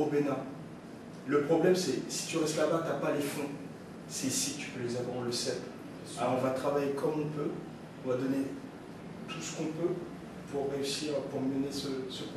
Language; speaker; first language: French; early bilingual, other home language; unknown